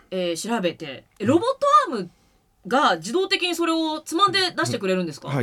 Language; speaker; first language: Japanese; native; Japanese